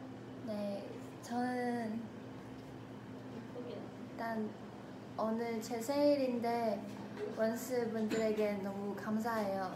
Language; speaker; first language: Korean; non-native, fluent; Chinese